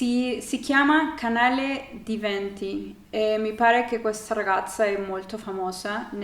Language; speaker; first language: Italian; non-native, learner; Spanish